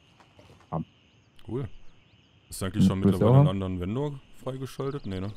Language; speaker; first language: German; native; German